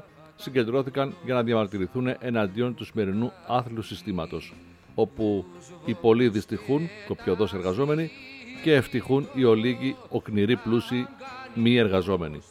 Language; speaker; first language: Greek; native; Greek